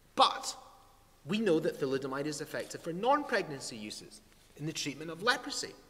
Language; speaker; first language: English; native; English